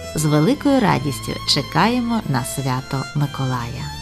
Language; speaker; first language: Ukrainian; native; Ukrainian